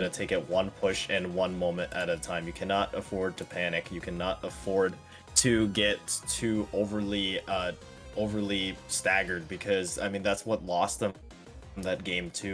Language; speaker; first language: English; native; English